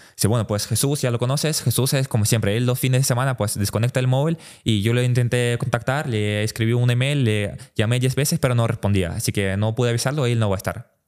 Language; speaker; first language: Spanish; early bilingual, other home language; Russian